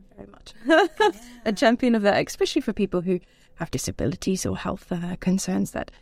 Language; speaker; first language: English; native; English